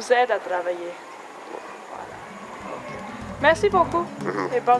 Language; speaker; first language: French; non-native, fluent; German